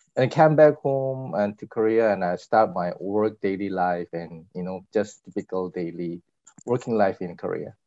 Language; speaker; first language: English; non-native, fluent; Korean